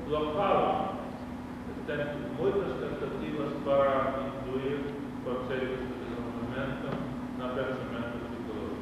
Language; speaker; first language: Portuguese; non-native, learner; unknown